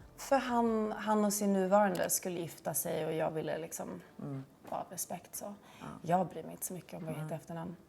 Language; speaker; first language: Swedish; early bilingual, heritage; Swedish